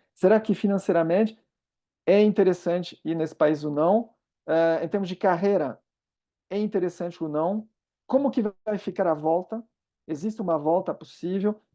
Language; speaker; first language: Portuguese; non-native, fluent; French